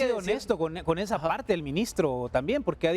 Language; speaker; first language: Spanish; native; Spanish